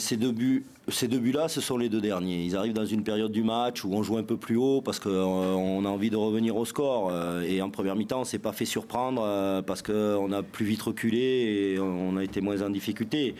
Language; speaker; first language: French; native; French